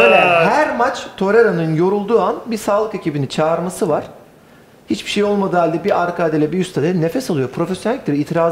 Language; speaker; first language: Turkish; native; Turkish